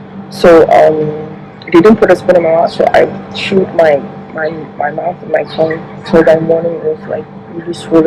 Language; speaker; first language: English; non-native, local second language; Hausa